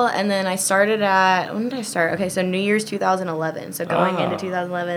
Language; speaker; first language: English; native; English